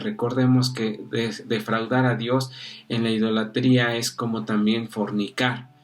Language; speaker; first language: Spanish; native; Spanish